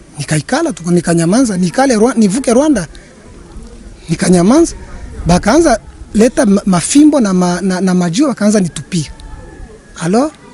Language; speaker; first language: Swahili; non-native, local second language; Kinyarwanda